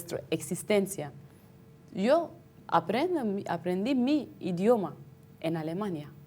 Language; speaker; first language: Spanish; non-native, fluent; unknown